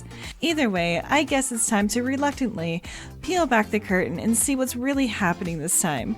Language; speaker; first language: English; native; English